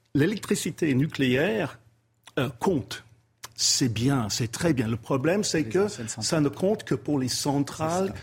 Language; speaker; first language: French; non-native, fluent; English